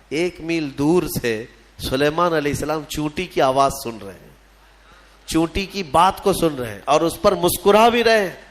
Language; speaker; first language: Urdu; native; Urdu